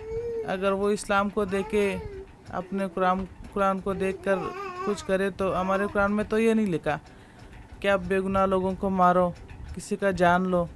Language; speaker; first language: Hindi; non-native, fluent; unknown